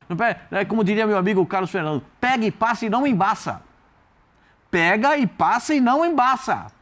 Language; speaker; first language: Portuguese; native; Portuguese